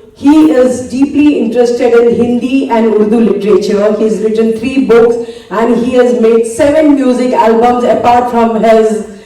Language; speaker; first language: English; non-native, local second language; Marathi